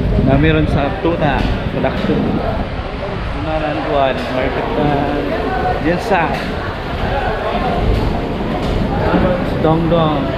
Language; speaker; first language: Filipino; non-native, local second language; Cebuano